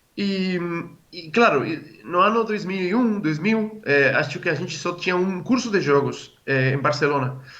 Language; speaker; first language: Portuguese; non-native, fluent; Spanish